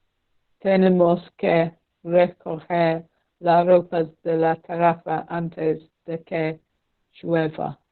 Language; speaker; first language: Spanish; non-native, learner; English